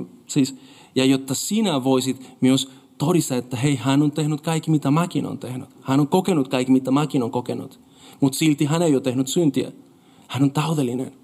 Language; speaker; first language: Finnish; non-native, fluent; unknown